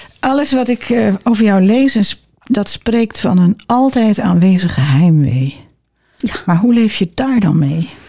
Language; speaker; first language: Dutch; native; Dutch